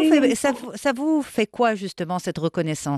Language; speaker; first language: French; non-native, local second language; Arabic